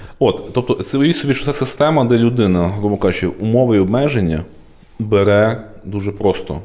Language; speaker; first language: Ukrainian; native; Ukrainian